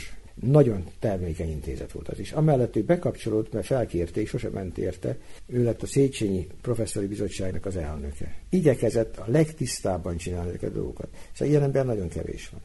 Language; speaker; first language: Hungarian; native; Hungarian